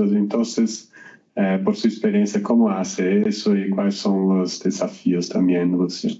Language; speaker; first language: Spanish; non-native, learner; Portuguese